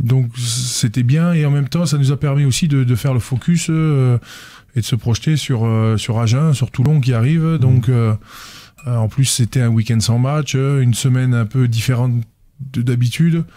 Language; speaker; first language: French; native; French